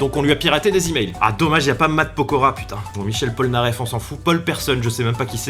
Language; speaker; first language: French; native; French